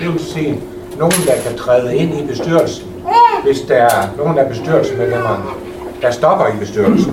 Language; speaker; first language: Danish; native; Danish